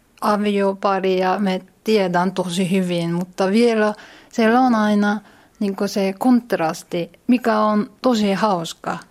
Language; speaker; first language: Finnish; non-native, learner; Korean